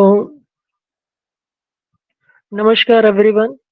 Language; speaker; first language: Hindi; native; Hindi